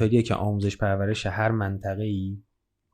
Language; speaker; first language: Persian; native; Persian